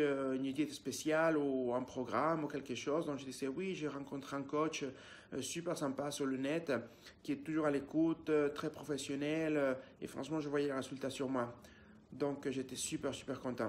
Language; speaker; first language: French; non-native, fluent; Spanish